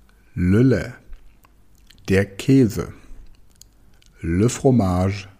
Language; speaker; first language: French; non-native, fluent; German